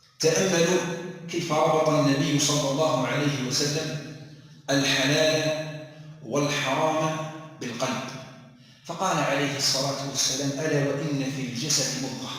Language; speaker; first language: Arabic; native; Arabic